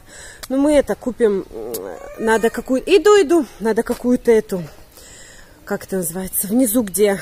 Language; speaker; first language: Russian; native; Russian